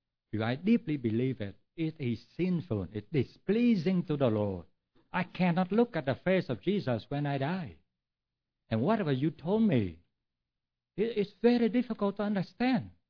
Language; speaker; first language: English; non-native, fluent; Vietnamese